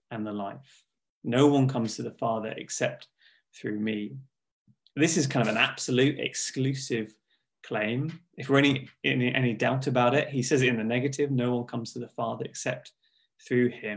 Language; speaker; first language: English; native; English